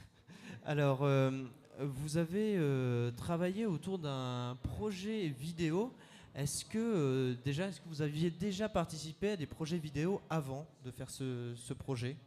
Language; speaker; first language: French; native; French